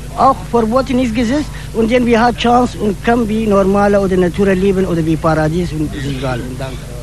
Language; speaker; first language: German; non-native, learner; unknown